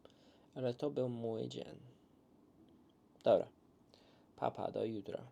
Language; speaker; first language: Polish; early bilingual, heritage; English